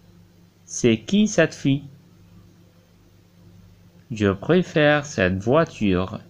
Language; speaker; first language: French; non-native, fluent; Arabic